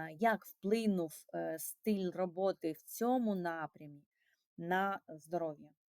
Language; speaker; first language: Ukrainian; non-native, local second language; Russian